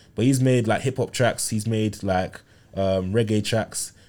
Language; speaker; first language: English; early bilingual, other home language; Yoruba